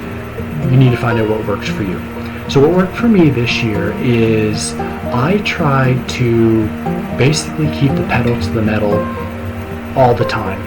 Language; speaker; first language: English; native; English